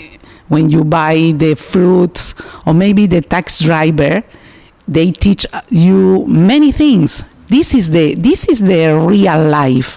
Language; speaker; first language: English; non-native, learner; Spanish